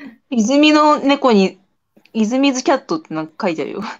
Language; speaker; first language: Japanese; native; Japanese